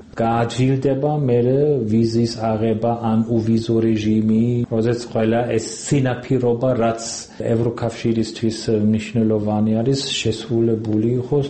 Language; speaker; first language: Georgian; non-native, fluent; German